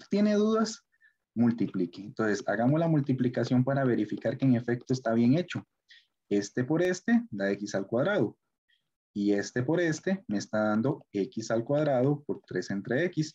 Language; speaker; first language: Spanish; native; Spanish